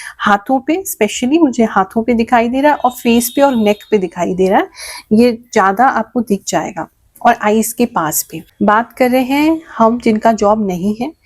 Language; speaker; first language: Hindi; native; Hindi